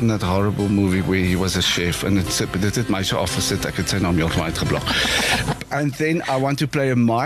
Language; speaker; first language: English; non-native, local second language; Afrikaans